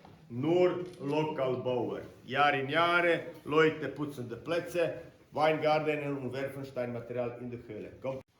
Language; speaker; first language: German; non-native, learner; Croatian